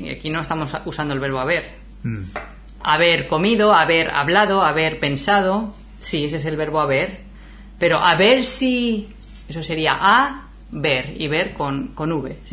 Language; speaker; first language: Spanish; native; Spanish